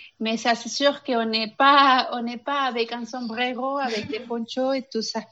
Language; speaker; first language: French; non-native, fluent; Spanish